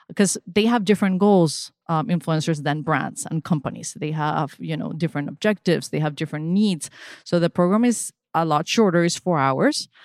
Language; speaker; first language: English; early bilingual, other home language; Spanish